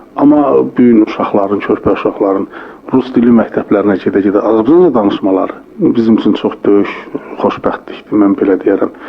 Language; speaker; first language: Azerbaijani; native; Azerbaijani